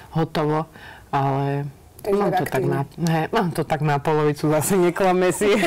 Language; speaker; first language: Slovak; native; Slovak